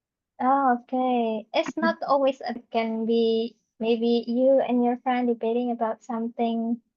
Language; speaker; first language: English; non-native, fluent; Indonesian